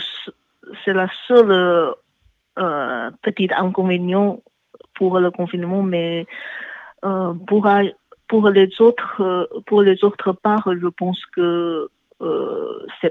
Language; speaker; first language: French; non-native, learner; Chinese